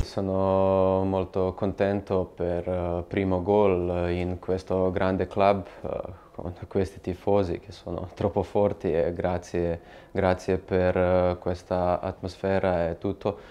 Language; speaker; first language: Italian; non-native, fluent; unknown